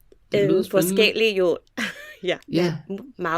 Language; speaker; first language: Danish; non-native, learner; English